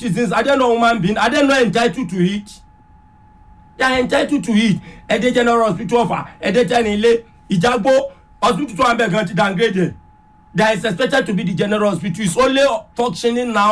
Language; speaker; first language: English; non-native, local second language; Yoruba